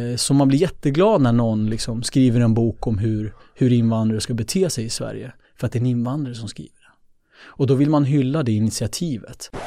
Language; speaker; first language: Swedish; early bilingual, other home language; Kurdish